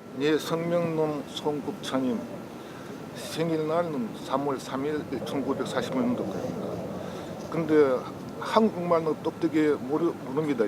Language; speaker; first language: Korean; early bilingual, heritage; Russian